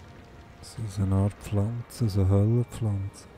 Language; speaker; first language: German; native; German